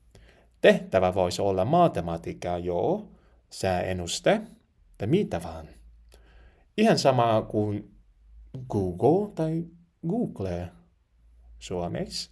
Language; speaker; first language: Finnish; non-native, learner; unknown